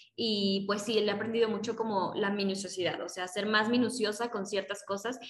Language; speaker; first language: Spanish; native; Spanish